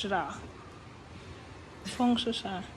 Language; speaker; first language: Chinese; non-native, learner; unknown